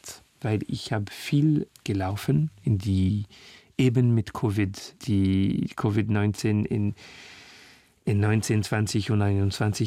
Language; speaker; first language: German; non-native, fluent; French